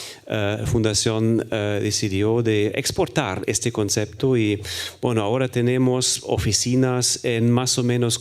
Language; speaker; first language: Spanish; non-native, fluent; German